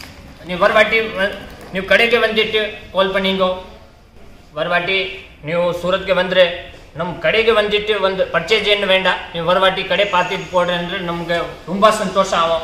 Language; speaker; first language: Tamil; non-native, learner; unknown